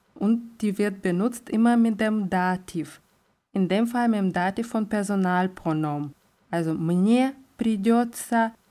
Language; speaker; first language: German; non-native, fluent; Russian